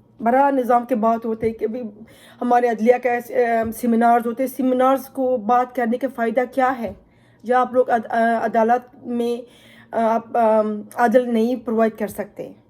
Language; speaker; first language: Urdu; non-native, local second language; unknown